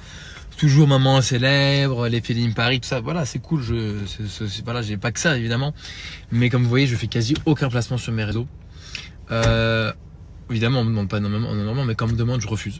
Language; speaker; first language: French; native; French